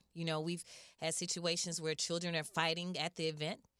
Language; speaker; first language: English; native; English